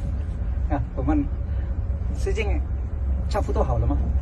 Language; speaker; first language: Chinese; non-native, learner; Indonesian